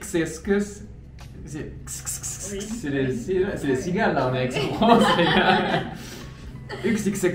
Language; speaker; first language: French; native; French